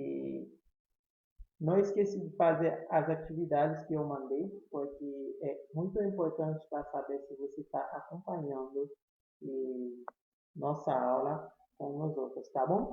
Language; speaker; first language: Portuguese; non-native, fluent; Haitian Creole